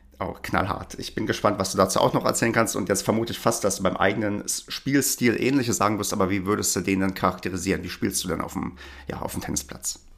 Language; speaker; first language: German; native; German